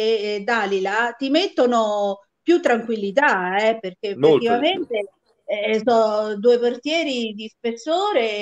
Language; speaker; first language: Italian; native; Italian